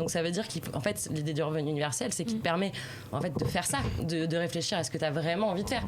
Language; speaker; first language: French; native; French